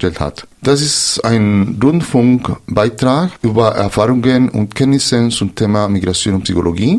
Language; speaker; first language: German; non-native, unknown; Spanish